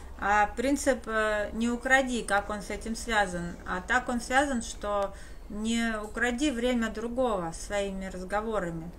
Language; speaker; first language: Russian; native; Russian